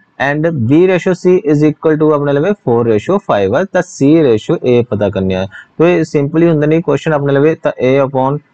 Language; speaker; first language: Hindi; non-native, local second language; Punjabi